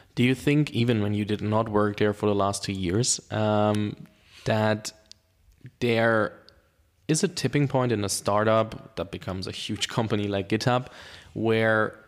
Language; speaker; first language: English; non-native, fluent; German